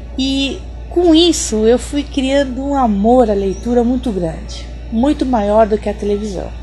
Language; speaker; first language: Portuguese; early bilingual, other home language; German